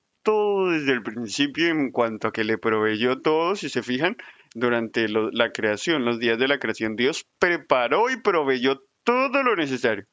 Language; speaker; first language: Spanish; native; Spanish